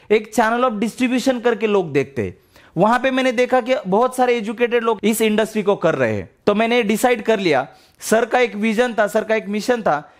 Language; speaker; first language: Hindi; non-native, local second language; Marathi